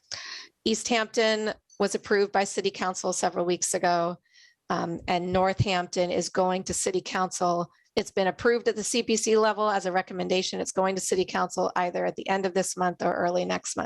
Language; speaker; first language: English; native; English